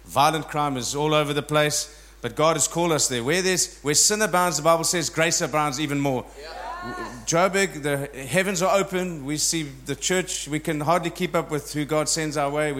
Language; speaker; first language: English; native; English